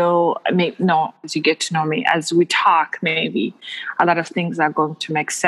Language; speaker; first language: English; non-native, local second language; Kinyarwanda